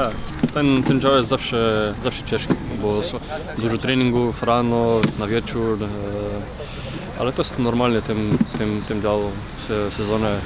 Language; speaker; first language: Polish; non-native, learner; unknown